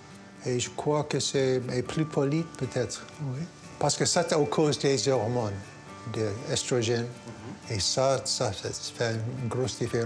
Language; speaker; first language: French; non-native, local second language; English